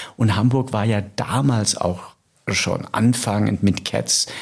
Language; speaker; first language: German; native; German